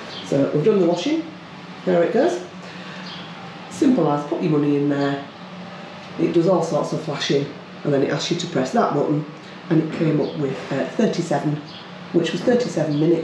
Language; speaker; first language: English; native; English